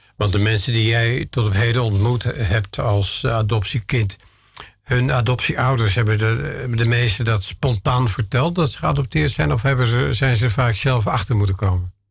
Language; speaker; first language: Dutch; native; Dutch